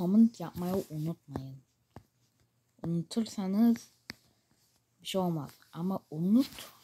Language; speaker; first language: Turkish; early bilingual, heritage; Turkish